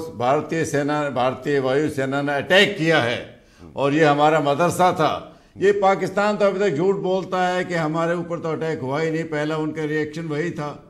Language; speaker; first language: Hindi; native; Hindi